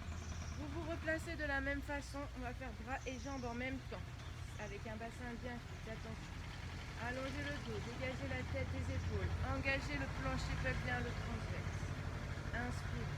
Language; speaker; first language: French; native; French